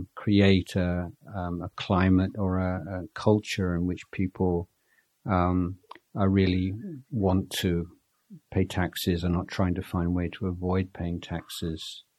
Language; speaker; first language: English; native; English